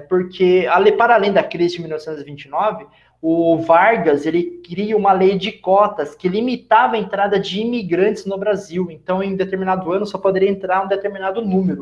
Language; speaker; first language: Portuguese; native; Portuguese